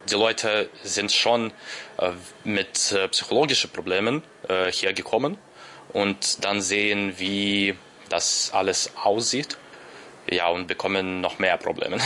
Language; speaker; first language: German; non-native, learner; Ukrainian